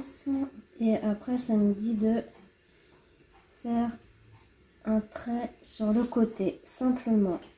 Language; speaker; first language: French; native; French